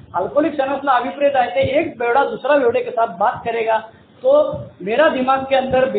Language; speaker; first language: Hindi; non-native, local second language; Marathi